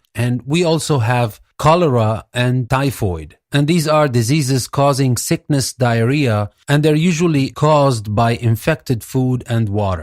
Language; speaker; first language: English; non-native, fluent; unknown